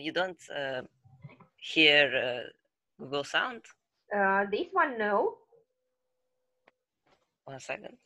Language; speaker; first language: English; non-native, learner; Russian